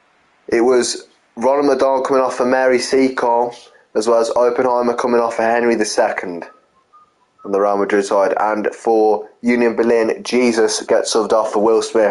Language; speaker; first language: English; native; English